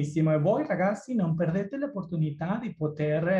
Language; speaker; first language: Italian; native; Italian